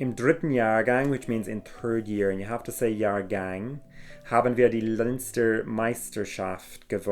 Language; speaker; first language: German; non-native, fluent; English